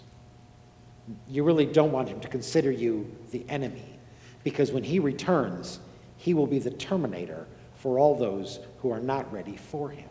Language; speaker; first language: English; native; English